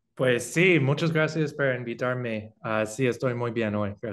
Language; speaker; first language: Spanish; non-native, fluent; English